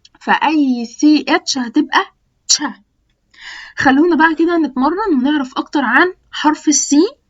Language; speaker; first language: Egyptian Arabic; native; Egyptian Arabic